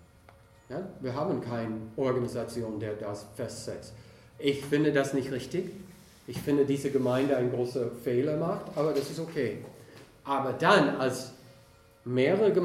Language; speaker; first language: German; non-native, fluent; English